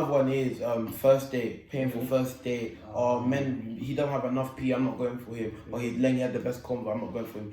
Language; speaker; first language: English; native; English